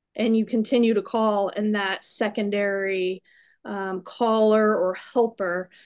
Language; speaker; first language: English; native; English